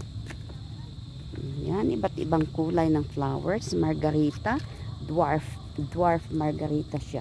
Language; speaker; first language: Filipino; non-native, local second language; Hiligaynon